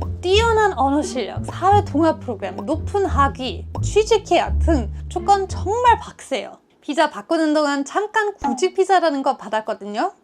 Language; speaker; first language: Korean; non-native, fluent; German